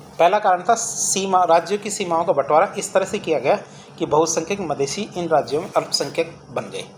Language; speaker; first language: Hindi; native; Hindi